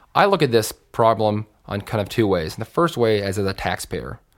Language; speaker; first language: English; native; English